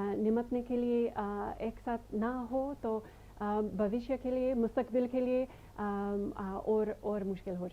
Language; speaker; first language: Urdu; non-native, fluent; English